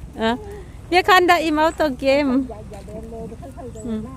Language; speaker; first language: German; non-native, learner; Thai